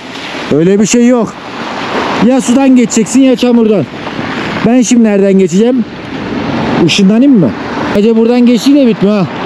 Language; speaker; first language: Turkish; native; Turkish